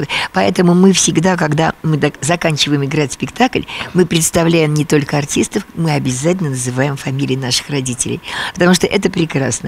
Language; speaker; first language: Russian; native; Russian